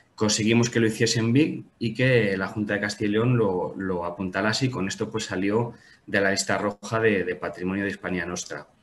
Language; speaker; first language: Spanish; native; Spanish